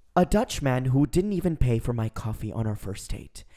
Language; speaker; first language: Dutch; non-native, fluent; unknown